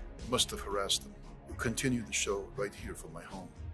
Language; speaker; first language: English; non-native, fluent; Persian